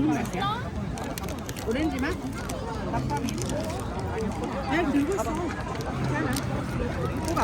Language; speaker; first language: Korean; early bilingual, other home language; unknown